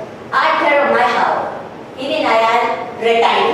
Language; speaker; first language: English; non-native, learner; Spanish